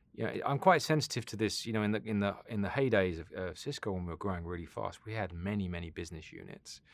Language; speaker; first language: English; native; English